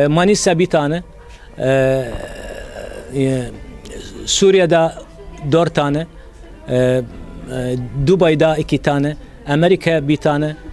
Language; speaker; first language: Turkish; non-native, learner; Arabic